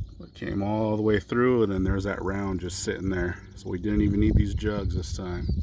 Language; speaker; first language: English; native; English